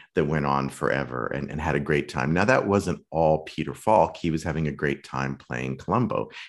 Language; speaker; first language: English; native; English